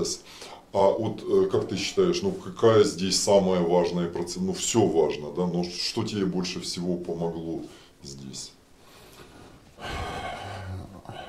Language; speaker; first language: Russian; native; Russian